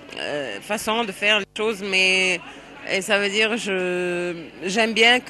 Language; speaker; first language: French; non-native, fluent; Arabic